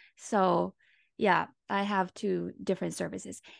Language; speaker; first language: English; non-native, fluent; Japanese